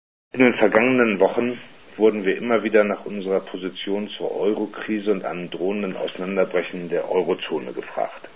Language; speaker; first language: German; native; German